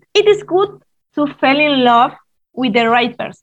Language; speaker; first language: English; non-native, fluent; Spanish